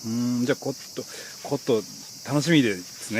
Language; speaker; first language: Japanese; native; Japanese